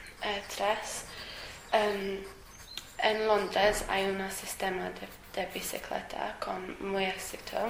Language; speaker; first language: Spanish; non-native, learner; English